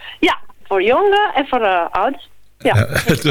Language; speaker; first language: Dutch; non-native, learner; Italian